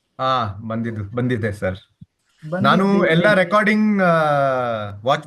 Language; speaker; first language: Kannada; non-native, learner; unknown